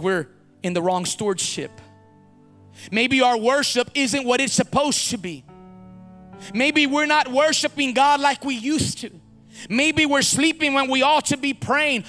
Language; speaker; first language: English; early bilingual, other home language; Spanish